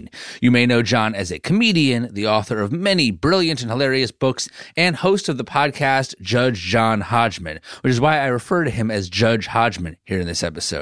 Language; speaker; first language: English; native; English